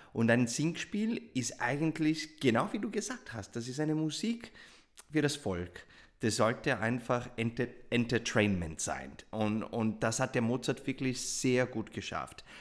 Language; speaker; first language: German; non-native, fluent; Portuguese